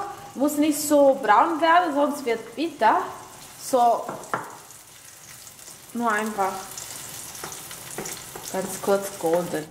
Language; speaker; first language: German; non-native, learner; Italian